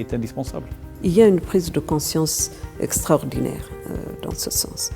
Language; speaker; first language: French; non-native, fluent; Amharic